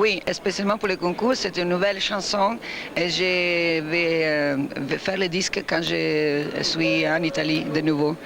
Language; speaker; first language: French; non-native, fluent; Italian